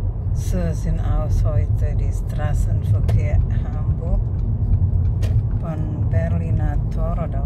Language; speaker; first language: German; non-native, learner; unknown